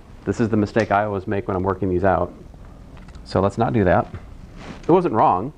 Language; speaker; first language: English; native; English